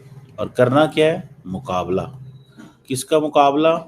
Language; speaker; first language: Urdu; non-native, local second language; Punjabi